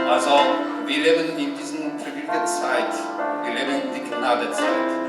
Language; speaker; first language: German; non-native, learner; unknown